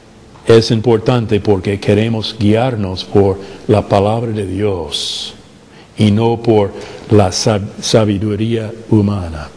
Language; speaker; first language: Spanish; non-native, fluent; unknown